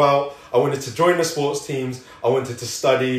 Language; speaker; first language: English; native; English